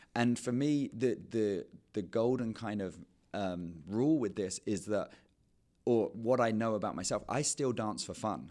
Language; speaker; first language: English; native; English